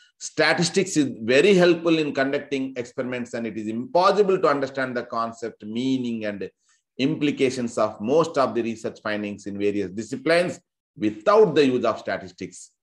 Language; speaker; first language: English; non-native, local second language; Telugu